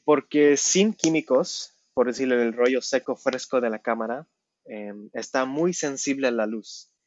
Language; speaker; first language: Spanish; early bilingual, heritage; Spanish